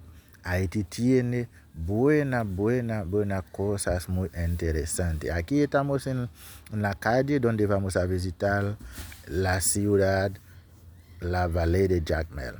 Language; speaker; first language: Spanish; non-native, learner; Haitian Creole